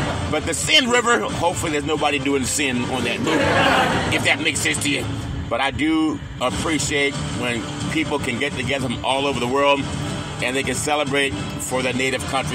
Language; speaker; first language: English; native; English